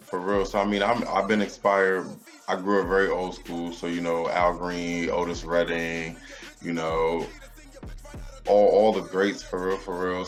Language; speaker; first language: English; native; English